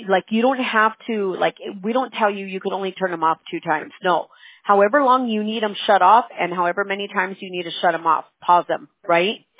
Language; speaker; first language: English; early bilingual, other home language; Spanish